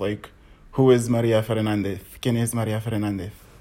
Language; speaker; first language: Spanish; non-native, fluent; English